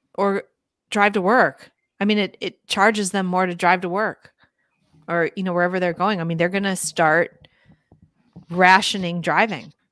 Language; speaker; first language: English; native; English